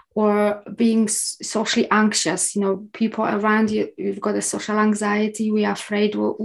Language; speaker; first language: English; non-native, fluent; Polish